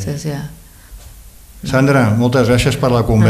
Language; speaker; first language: Catalan; native; Catalan